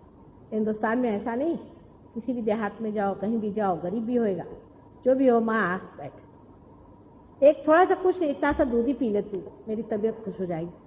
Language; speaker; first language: Hindi; non-native, local second language; Marathi